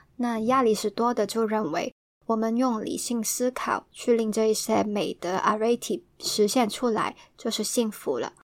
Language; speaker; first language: Chinese; non-native, local second language; Cantonese